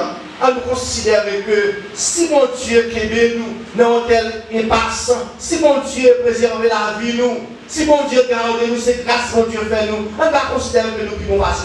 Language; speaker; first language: French; non-native, learner; Haitian Creole